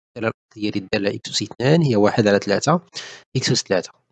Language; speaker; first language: French; non-native, local second language; Arabic